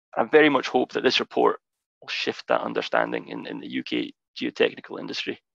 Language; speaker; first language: English; native; English